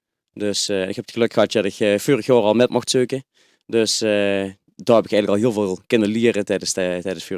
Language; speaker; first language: Dutch; native; Dutch